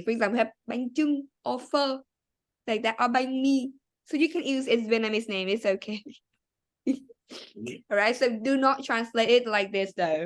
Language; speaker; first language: English; non-native, fluent; Vietnamese